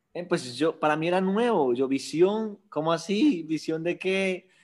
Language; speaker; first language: Spanish; native; Spanish